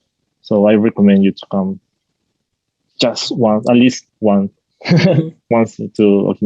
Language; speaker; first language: English; non-native, fluent; Spanish